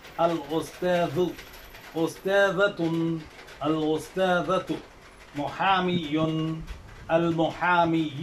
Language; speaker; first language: Arabic; non-native, fluent; Burmese